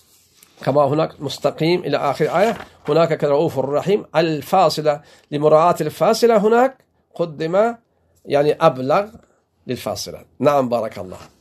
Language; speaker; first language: Arabic; non-native, fluent; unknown